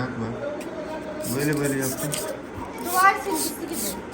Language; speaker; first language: Turkish; non-native, learner; Urdu